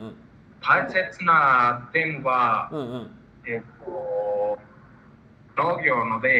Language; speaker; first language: Japanese; non-native, learner; Spanish